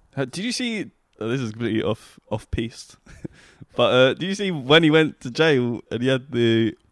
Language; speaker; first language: English; native; English